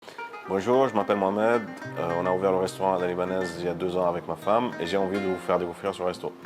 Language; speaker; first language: French; non-native, local second language; Arabic